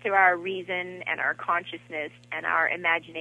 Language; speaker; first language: English; native; English